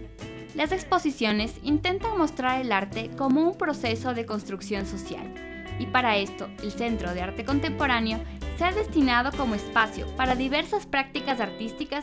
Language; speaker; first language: Spanish; native; Spanish